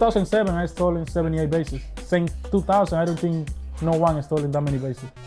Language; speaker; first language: English; non-native, fluent; Spanish